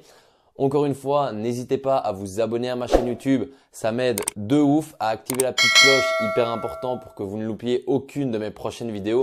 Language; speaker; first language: French; native; French